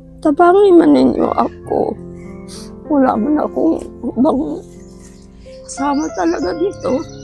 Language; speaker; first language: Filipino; non-native, local second language; Cebuano